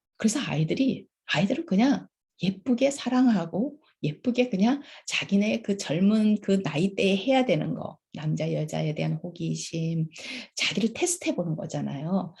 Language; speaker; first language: Korean; native; Korean